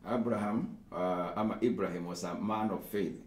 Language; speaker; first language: English; non-native, local second language; Swahili